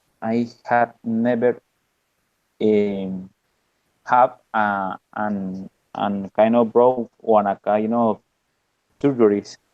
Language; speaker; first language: English; non-native, learner; Spanish